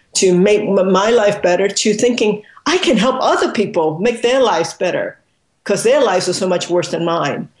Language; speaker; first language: English; non-native, local second language; Cantonese